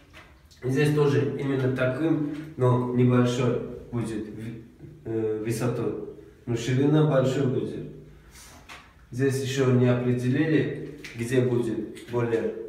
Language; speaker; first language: Russian; non-native, local second language; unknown